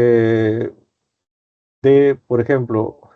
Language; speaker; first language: Spanish; native; Spanish